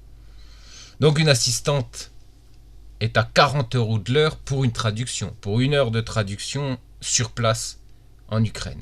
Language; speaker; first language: French; native; French